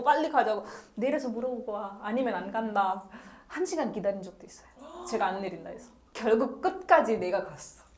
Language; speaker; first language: Korean; non-native, fluent; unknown